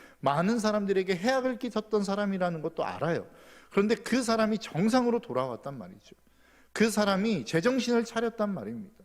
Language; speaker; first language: Korean; native; Korean